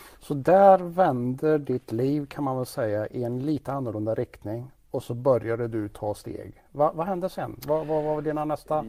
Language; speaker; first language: Swedish; native; Swedish